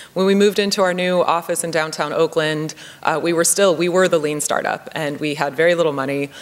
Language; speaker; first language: English; native; English